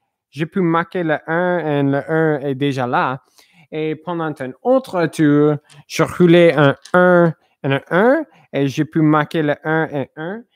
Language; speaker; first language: French; non-native, learner; English